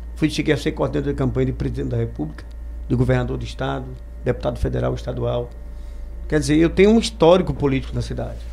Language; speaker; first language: Portuguese; native; Portuguese